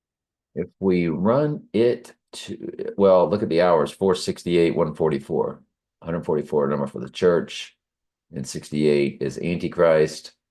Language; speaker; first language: English; native; English